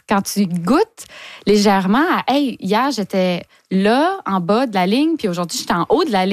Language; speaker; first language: French; native; French